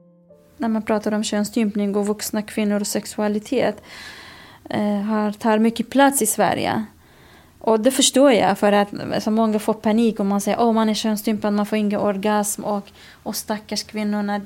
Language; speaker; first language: Swedish; non-native, fluent; Kurdish